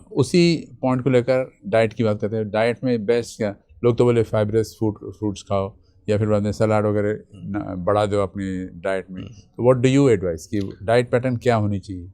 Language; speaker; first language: Hindi; native; Hindi